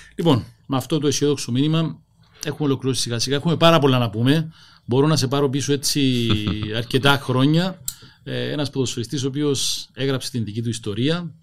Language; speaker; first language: Greek; native; Greek